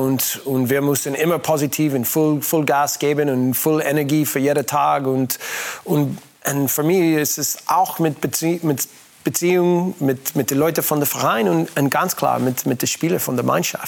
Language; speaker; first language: German; non-native, learner; English